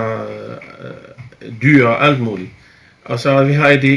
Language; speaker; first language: Danish; non-native, fluent; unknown